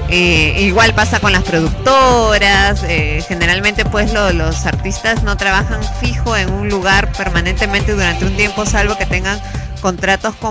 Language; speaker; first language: Spanish; native; Spanish